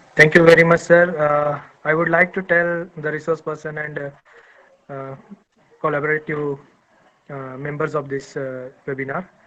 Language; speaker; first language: English; non-native, local second language; Marathi